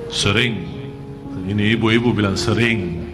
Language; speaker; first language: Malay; non-native, fluent; Arabic